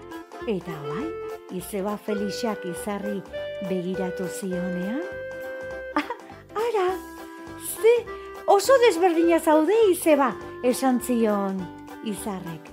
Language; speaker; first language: Basque; native; Basque